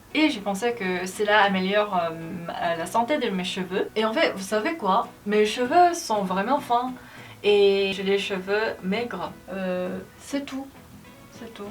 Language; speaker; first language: French; non-native, learner; Korean